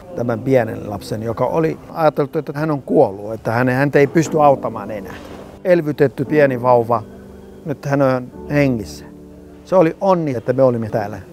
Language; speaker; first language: Finnish; non-native, fluent; Somali